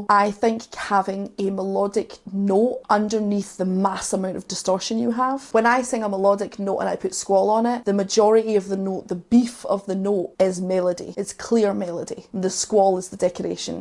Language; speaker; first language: English; native; English